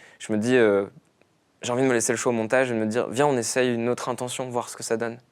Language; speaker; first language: French; native; French